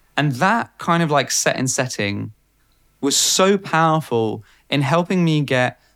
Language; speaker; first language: English; non-native, fluent; Bulgarian